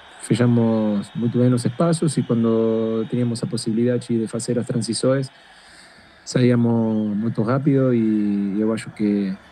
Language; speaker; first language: Portuguese; non-native, fluent; Spanish